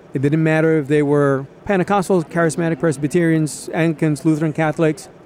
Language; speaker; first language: English; early bilingual, other home language; Spanish